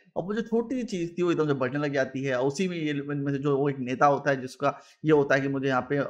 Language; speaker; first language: Hindi; native; Hindi